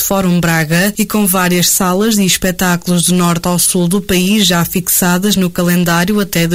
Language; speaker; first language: Portuguese; native; Portuguese